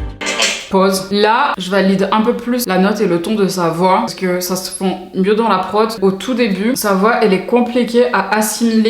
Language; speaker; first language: French; native; French